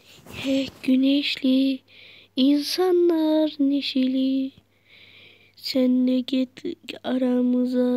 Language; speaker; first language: Turkish; native; Turkish